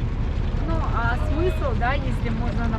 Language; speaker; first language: Russian; native; Russian